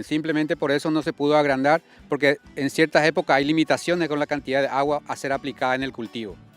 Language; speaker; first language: Spanish; native; Spanish